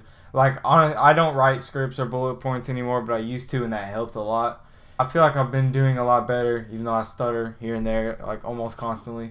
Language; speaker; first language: English; native; English